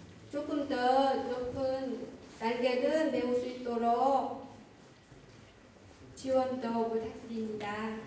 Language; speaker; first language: Korean; non-native, learner; Vietnamese